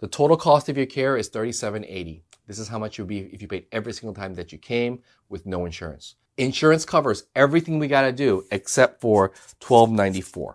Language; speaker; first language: English; native; English